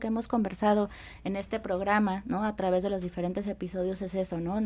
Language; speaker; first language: Spanish; native; Spanish